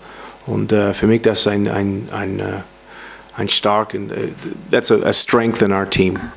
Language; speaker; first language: German; non-native, learner; English